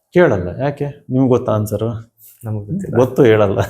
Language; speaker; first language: Kannada; native; Kannada